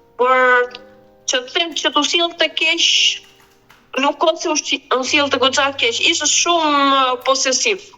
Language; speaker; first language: Albanian; early bilingual, heritage; Albanian